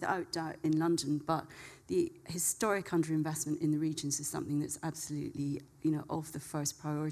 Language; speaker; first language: English; native; English